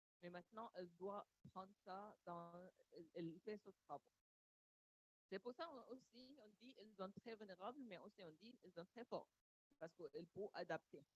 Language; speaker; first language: French; non-native, learner; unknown